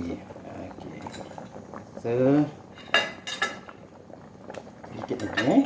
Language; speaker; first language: Malay; native; Malay